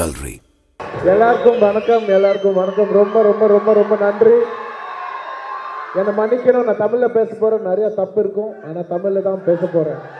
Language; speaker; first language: Tamil; non-native, local second language; Telugu